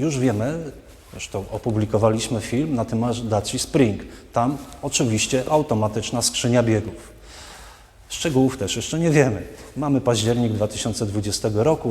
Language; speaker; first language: Polish; native; Polish